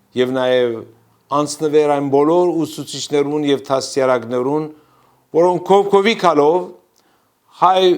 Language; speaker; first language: Armenian; early bilingual, heritage; Armenian